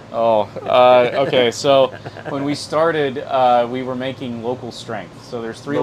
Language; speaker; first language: English; native; English